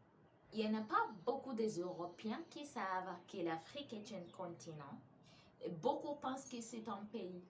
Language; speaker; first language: French; non-native, fluent; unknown